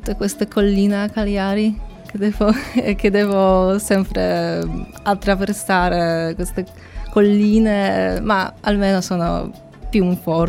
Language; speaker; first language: Italian; non-native, learner; Polish